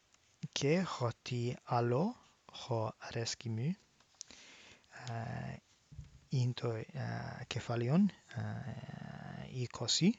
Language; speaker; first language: Greek; non-native, learner; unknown